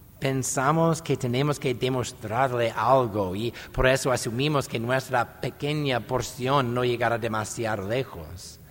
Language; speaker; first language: Spanish; non-native, fluent; English